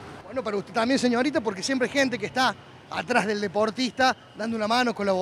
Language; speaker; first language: Spanish; native; Spanish